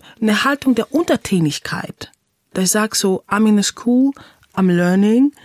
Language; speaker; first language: German; non-native, fluent; English